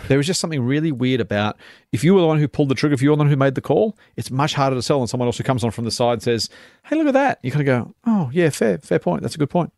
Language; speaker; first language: English; native; English